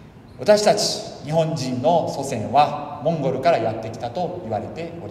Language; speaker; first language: Japanese; native; Japanese